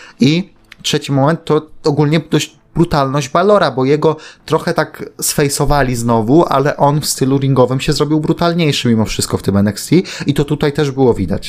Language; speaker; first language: Polish; native; Polish